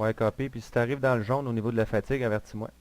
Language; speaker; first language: French; native; French